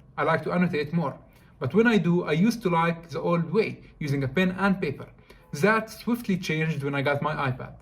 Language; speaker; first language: English; non-native, fluent; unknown